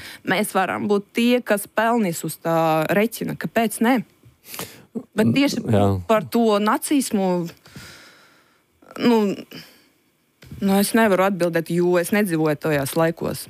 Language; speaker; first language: Latvian; non-native, local second language; Russian